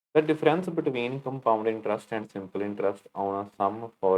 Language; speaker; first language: English; non-native, local second language; Punjabi